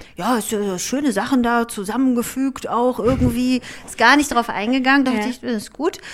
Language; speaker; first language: German; early bilingual, other home language; Greek